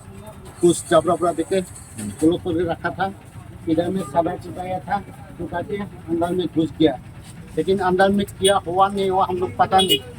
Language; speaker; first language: Hindi; non-native, local second language; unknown